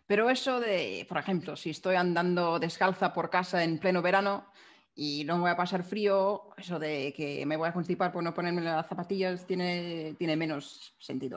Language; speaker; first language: Spanish; non-native, fluent; English